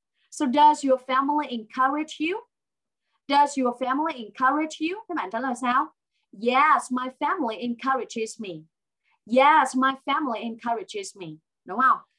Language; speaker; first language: English; non-native, fluent; Vietnamese